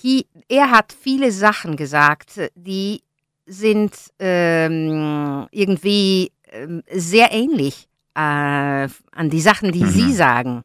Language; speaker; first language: German; non-native, learner; Italian